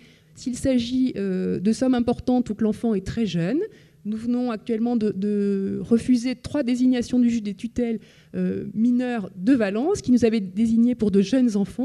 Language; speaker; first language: French; native; French